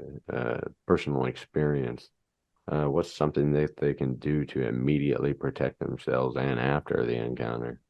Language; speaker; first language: English; native; English